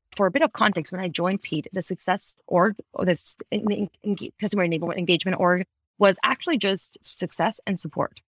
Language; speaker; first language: English; non-native, fluent; Spanish